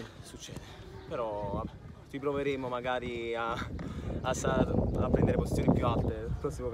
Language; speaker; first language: Italian; native; Italian